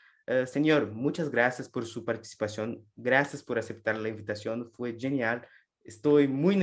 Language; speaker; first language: Spanish; non-native, learner; Portuguese